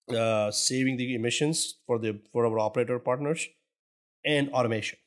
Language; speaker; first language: English; non-native, local second language; Gujarati